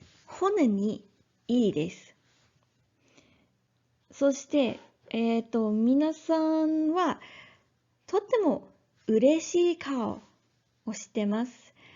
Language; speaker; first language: Japanese; non-native, learner; English